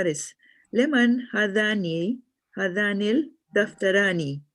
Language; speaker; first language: Arabic; non-native, learner; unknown